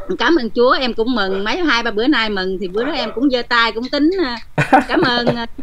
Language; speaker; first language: Vietnamese; native; Vietnamese